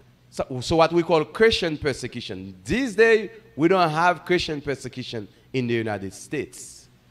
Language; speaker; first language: English; non-native, fluent; Haitian Creole